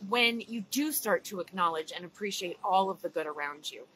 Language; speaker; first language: English; native; English